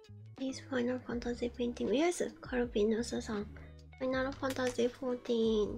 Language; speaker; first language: English; non-native, learner; Japanese